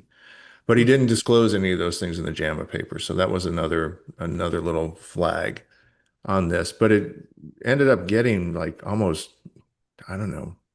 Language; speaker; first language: English; native; English